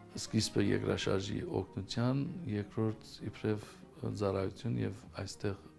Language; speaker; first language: Armenian; early bilingual, heritage; Armenian